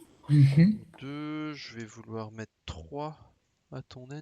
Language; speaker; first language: French; native; French